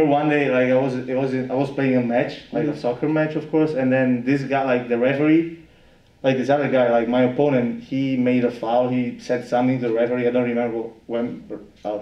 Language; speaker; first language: English; non-native, fluent; Italian